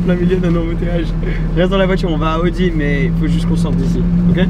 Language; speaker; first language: French; native; French